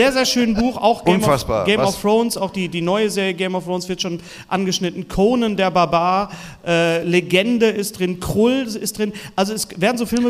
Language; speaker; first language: German; native; German